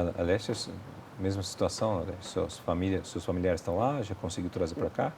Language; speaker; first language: Portuguese; native; Portuguese